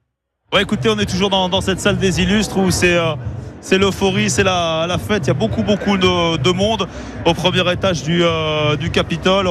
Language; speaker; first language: French; native; French